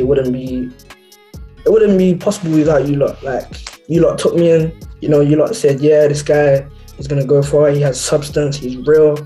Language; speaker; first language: English; native; English